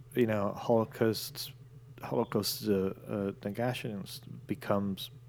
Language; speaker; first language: English; non-native, fluent; Italian